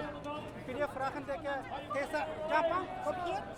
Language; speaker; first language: Dutch; non-native, learner; Uyghur